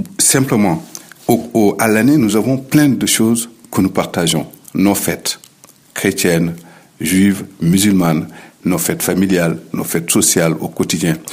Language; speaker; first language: French; non-native, local second language; Fula